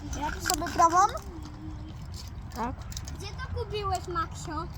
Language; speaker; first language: Polish; native; Polish